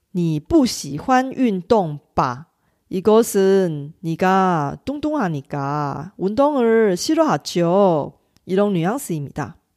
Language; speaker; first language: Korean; non-native, fluent; Chinese